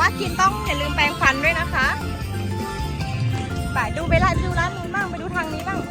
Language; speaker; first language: Thai; native; Thai